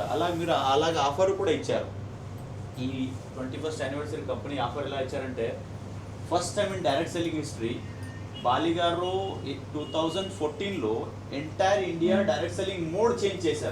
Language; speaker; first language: Telugu; non-native, learner; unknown